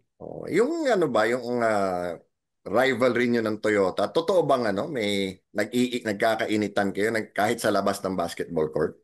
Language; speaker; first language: Filipino; native; Filipino